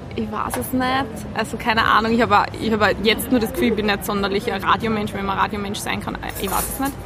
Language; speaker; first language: German; native; German